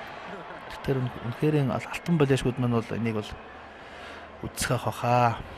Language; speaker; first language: Mongolian; native; Mongolian